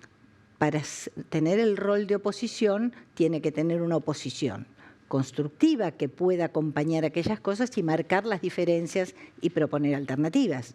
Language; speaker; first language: Spanish; native; Spanish